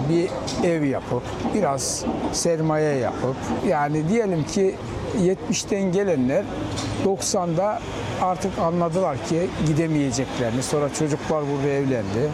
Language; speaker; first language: Turkish; early bilingual, heritage; Turkish